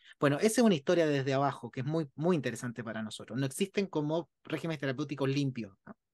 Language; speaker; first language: Spanish; native; Spanish